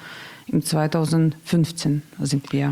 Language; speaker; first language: German; non-native, learner; Russian